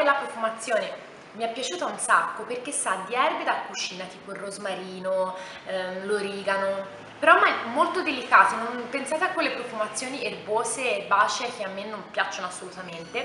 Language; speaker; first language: Italian; native; Italian